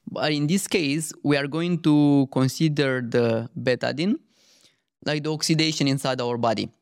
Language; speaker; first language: English; non-native, fluent; Romanian